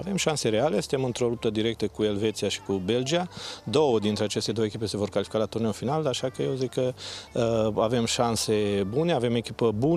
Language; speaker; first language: Romanian; native; Romanian